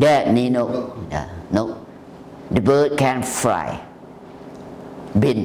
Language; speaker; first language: English; non-native, learner; Thai